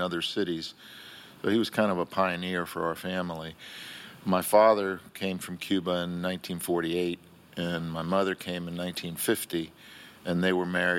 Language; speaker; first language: English; early bilingual, other home language; Spanish